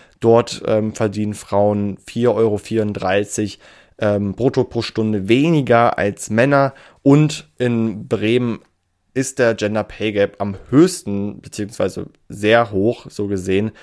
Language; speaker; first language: German; native; German